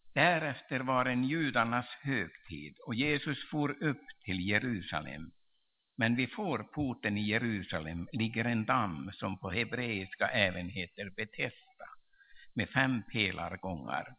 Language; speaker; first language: Swedish; native; Swedish